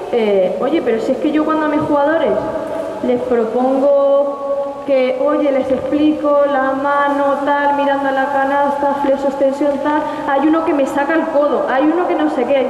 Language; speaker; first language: Spanish; native; Spanish